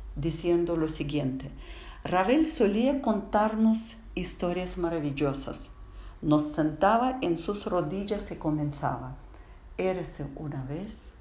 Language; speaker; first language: Spanish; non-native, fluent; Russian